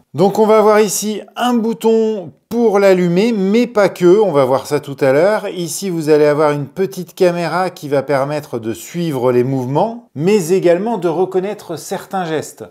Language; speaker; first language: French; native; French